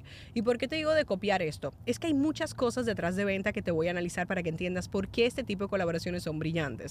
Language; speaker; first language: Spanish; native; Spanish